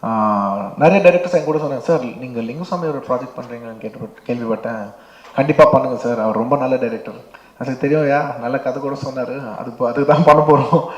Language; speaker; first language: Tamil; non-native, local second language; Telugu